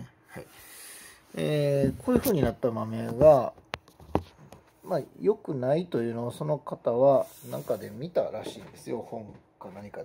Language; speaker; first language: Japanese; native; Japanese